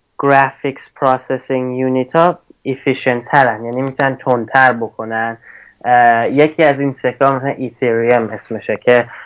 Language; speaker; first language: Persian; early bilingual, heritage; Persian